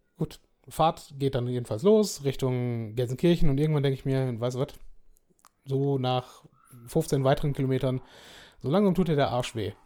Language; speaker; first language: German; native; German